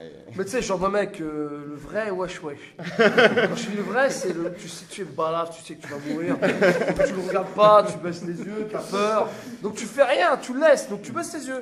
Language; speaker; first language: French; native; French